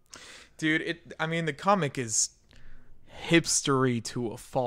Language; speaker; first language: English; native; English